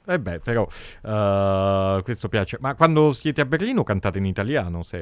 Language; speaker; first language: Italian; native; Italian